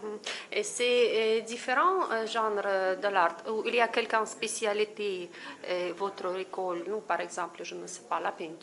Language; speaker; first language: French; non-native, learner; Russian